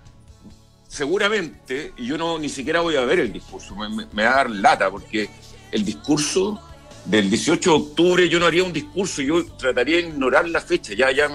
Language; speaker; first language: Spanish; native; Spanish